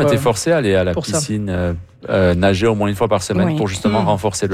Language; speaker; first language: French; native; French